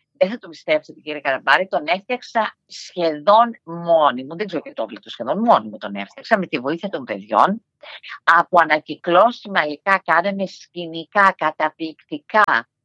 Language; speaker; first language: Greek; early bilingual, heritage; Greek